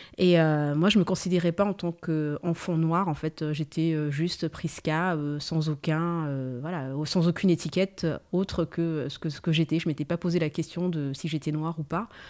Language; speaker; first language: French; early bilingual, other home language; Malagasy